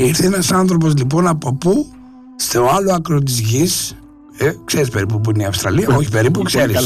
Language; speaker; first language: Greek; native; Greek